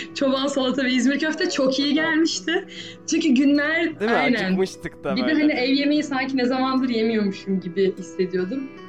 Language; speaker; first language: Turkish; native; Turkish